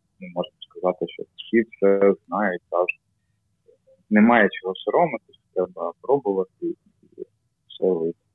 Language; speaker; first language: Ukrainian; non-native, local second language; Russian